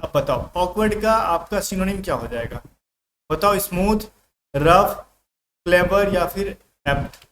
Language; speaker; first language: Hindi; native; Hindi